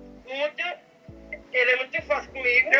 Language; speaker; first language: Portuguese; native; Portuguese